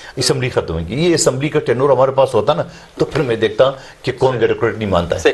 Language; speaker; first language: Urdu; non-native, local second language; Pashto